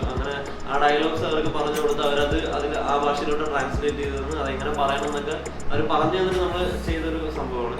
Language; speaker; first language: Malayalam; native; Malayalam